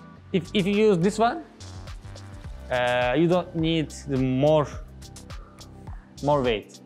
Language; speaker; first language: English; non-native, learner; Turkish